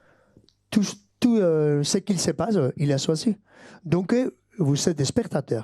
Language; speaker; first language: French; non-native, fluent; Basque